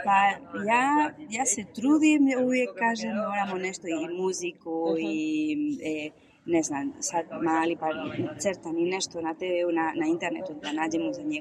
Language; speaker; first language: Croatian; non-native, learner; Spanish